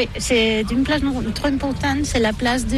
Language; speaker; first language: French; non-native, learner; Catalan